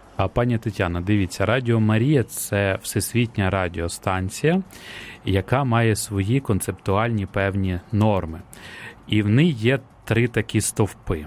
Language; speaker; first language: Ukrainian; native; Ukrainian